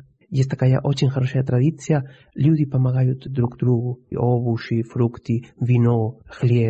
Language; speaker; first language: Russian; non-native, fluent; Spanish